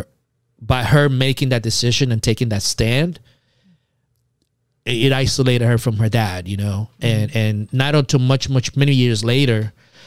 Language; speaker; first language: English; early bilingual, other home language; Spanish